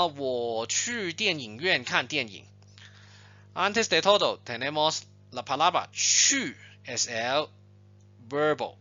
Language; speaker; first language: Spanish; non-native, fluent; Chinese